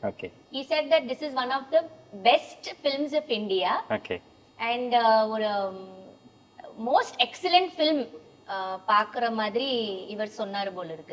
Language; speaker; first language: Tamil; non-native, fluent; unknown